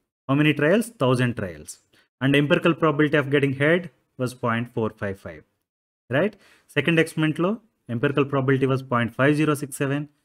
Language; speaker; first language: English; non-native, local second language; Telugu